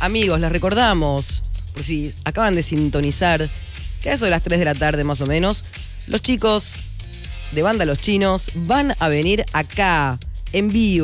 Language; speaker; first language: Spanish; native; Spanish